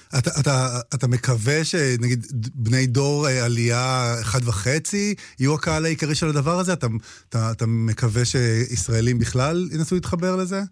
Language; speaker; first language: Hebrew; native; Hebrew